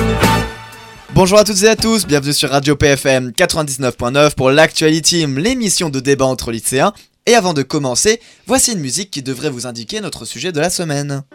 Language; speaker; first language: French; native; French